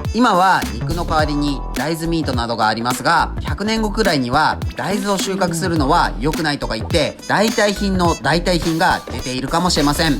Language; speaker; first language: Japanese; native; Japanese